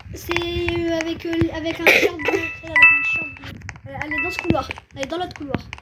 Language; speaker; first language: French; native; French